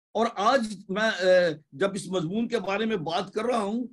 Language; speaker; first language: Urdu; native; Urdu